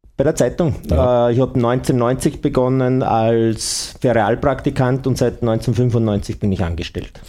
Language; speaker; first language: German; native; German